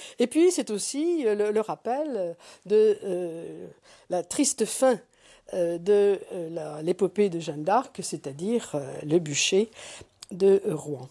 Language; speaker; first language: French; native; French